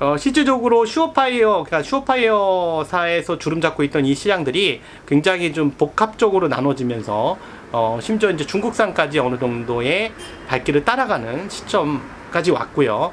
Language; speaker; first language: Korean; native; Korean